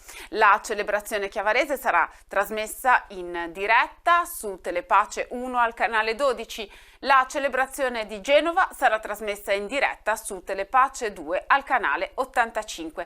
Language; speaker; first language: Italian; native; Italian